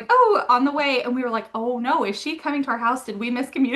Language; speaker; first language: English; native; English